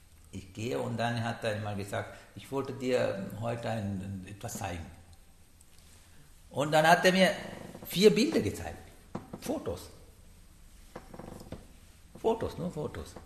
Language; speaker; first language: German; non-native, learner; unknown